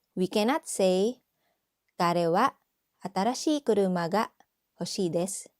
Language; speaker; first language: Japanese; non-native, fluent; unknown